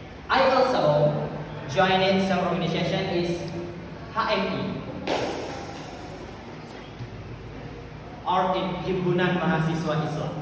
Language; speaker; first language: English; non-native, learner; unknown